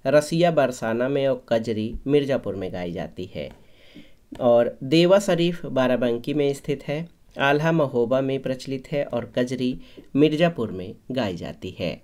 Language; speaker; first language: Hindi; native; Hindi